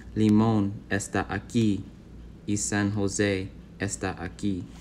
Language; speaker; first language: Spanish; non-native, learner; English